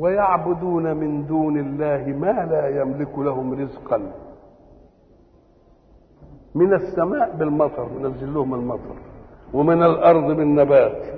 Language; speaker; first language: Arabic; native; Arabic